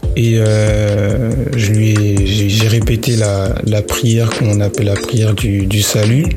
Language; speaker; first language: French; native; French